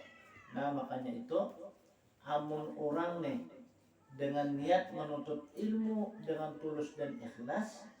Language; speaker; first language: Indonesian; non-native, local second language; Banjar